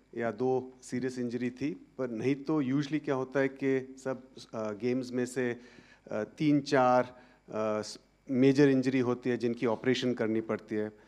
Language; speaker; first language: Hindi; native; Hindi